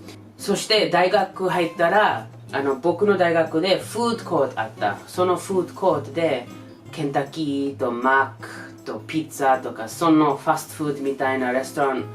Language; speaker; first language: Japanese; non-native, learner; English